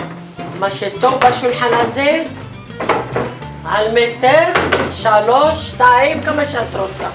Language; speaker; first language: Hebrew; early bilingual, other home language; Arabic